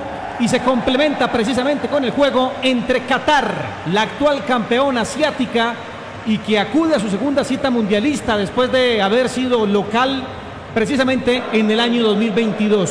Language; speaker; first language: Spanish; native; Spanish